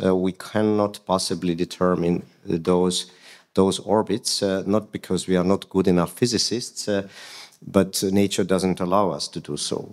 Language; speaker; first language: English; non-native, fluent; Hungarian